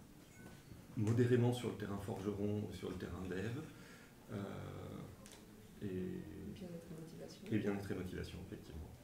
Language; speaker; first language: French; native; French